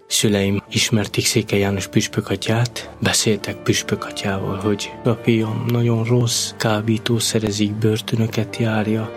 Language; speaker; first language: Hungarian; non-native, local second language; Romany